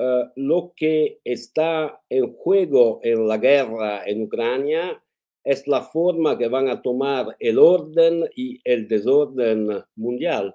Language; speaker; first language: Spanish; non-native, fluent; Italian